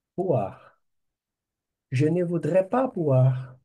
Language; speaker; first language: French; non-native, fluent; Portuguese